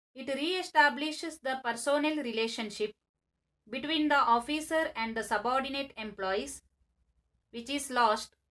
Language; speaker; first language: English; non-native, local second language; Kannada